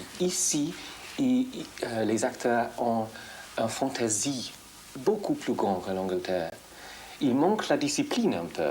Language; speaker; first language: French; non-native, fluent; English